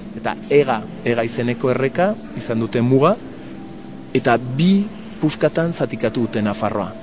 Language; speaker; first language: Basque; non-native, local second language; Spanish